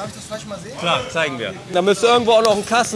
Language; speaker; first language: German; native; German